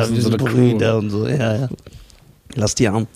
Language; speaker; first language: German; early bilingual, other home language; Persian